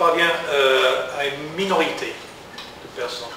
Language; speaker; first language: French; non-native, learner; English